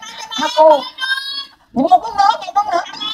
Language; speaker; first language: Indonesian; non-native, learner; Vietnamese